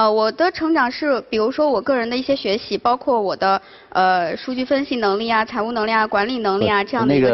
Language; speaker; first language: Chinese; native; Chinese